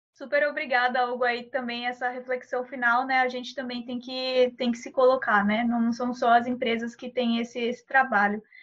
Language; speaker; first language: Portuguese; native; Portuguese